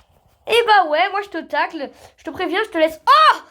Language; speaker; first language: French; native; French